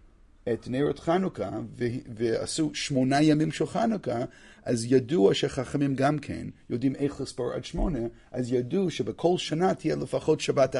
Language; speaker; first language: Hebrew; non-native, fluent; English